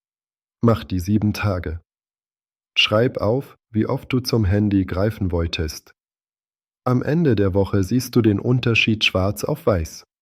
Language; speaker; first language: German; native; German